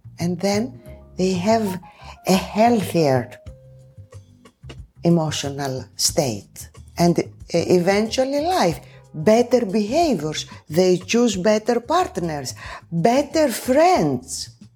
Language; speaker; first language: English; non-native, fluent; Greek